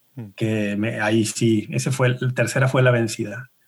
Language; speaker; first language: Spanish; native; Spanish